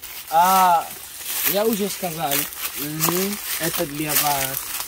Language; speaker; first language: Russian; non-native, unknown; Swahili